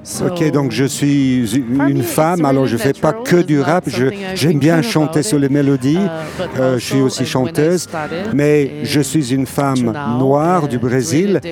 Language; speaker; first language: French; non-native, fluent; Portuguese